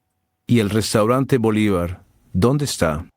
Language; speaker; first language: Spanish; non-native, learner; English